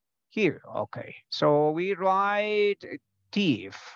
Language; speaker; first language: English; non-native, fluent; Spanish